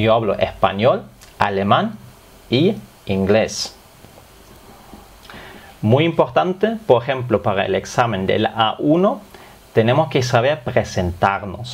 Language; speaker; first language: Spanish; non-native, fluent; German